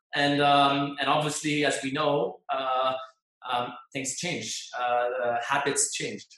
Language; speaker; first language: English; non-native, fluent; French